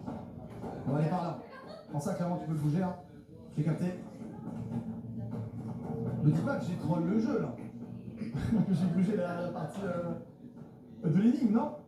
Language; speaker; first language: French; native; French